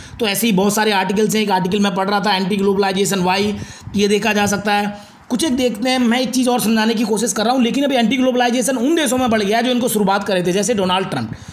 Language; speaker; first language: Hindi; native; Hindi